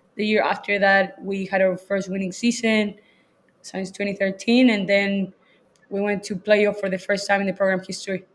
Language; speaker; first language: English; non-native, fluent; Spanish